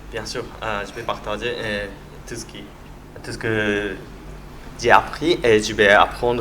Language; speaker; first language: French; non-native, learner; Japanese